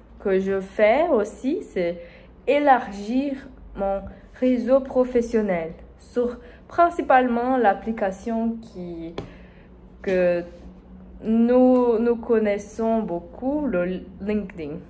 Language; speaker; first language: French; non-native, learner; Spanish